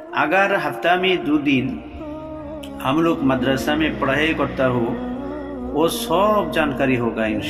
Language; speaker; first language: Hindi; non-native, local second language; Bangla